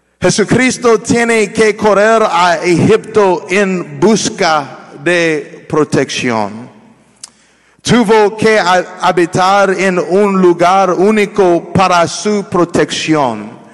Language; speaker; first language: Spanish; non-native, learner; English